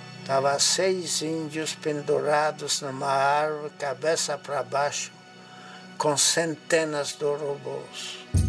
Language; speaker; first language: Portuguese; non-native, fluent; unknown